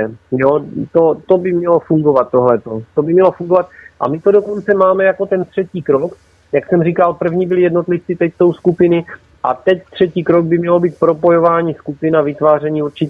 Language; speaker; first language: Czech; native; Czech